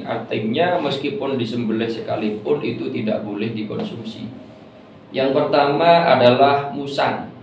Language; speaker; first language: Indonesian; non-native, local second language; Javanese